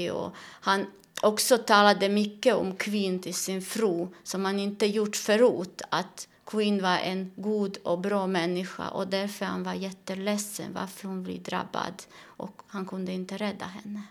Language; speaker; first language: Swedish; non-native, learner; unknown